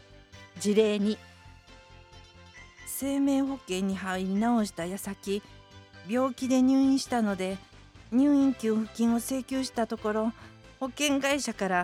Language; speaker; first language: Japanese; native; Japanese